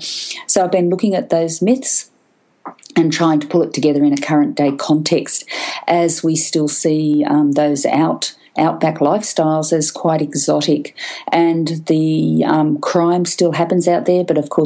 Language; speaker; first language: English; native; English